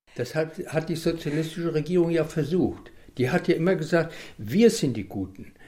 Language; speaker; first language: German; native; German